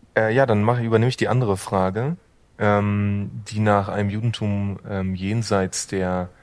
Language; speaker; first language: German; native; German